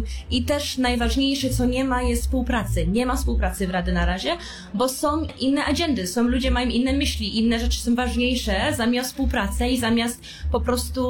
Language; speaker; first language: Polish; early bilingual, heritage; Polish